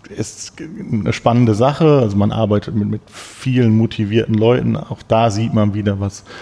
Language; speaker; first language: German; native; German